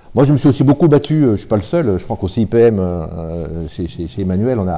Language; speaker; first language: French; native; French